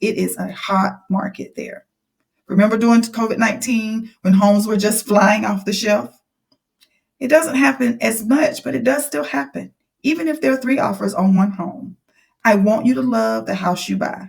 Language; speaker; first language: English; native; English